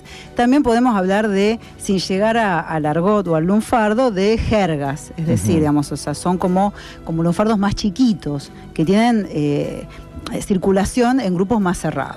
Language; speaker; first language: Spanish; native; Spanish